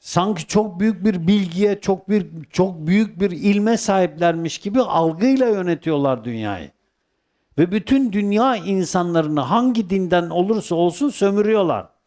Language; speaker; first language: Turkish; native; Turkish